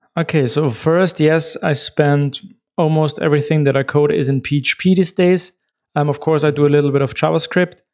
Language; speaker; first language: English; non-native, fluent; German